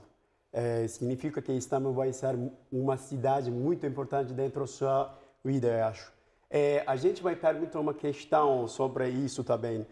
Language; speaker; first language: Portuguese; non-native, fluent; Turkish